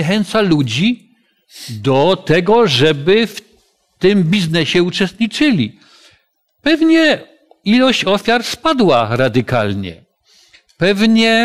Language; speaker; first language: Polish; native; Polish